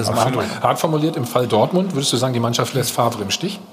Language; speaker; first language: German; native; German